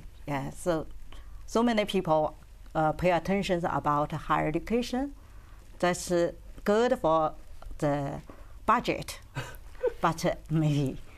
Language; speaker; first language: English; non-native, learner; Chinese